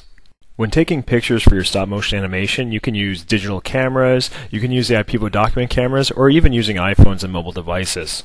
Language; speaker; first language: English; native; English